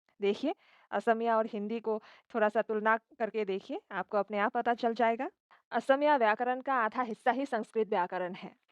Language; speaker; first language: Hindi; non-native, local second language; Assamese